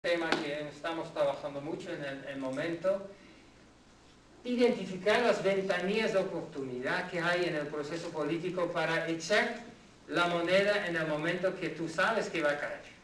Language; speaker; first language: Spanish; non-native, fluent; Dutch